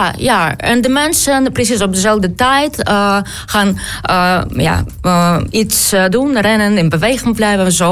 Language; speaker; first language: Dutch; non-native, learner; Ukrainian